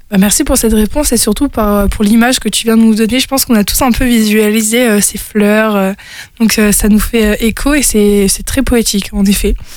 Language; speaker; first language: French; native; French